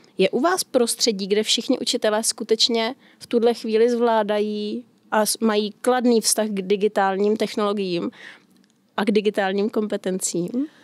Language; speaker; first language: Czech; native; Czech